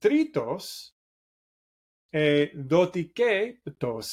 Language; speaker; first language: Greek; non-native, learner; English